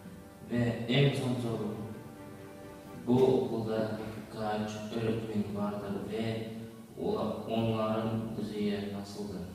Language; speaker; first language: Turkish; non-native, learner; Kazakh